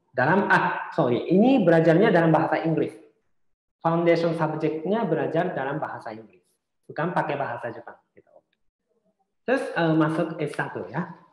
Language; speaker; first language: Indonesian; non-native, fluent; Japanese